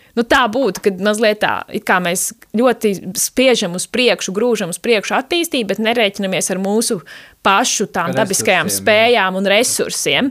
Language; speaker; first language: Latvian; native; Latvian